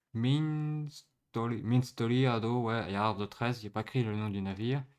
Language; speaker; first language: French; native; French